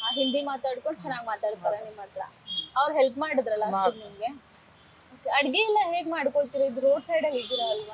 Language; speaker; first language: Kannada; native; Kannada